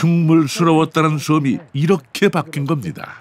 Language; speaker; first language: Korean; native; Korean